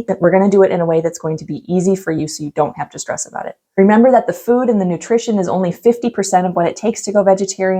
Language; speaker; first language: English; native; English